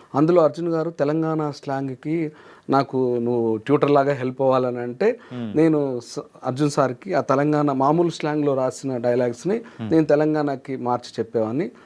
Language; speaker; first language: Telugu; native; Telugu